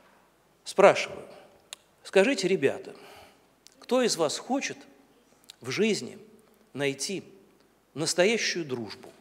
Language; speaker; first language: Russian; native; Russian